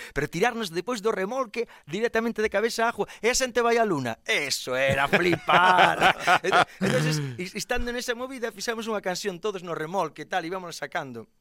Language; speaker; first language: Galician; native; Galician